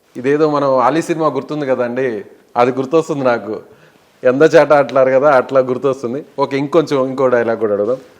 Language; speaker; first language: Telugu; native; Telugu